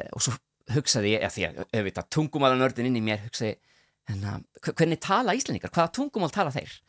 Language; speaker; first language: Icelandic; non-native, fluent; Italian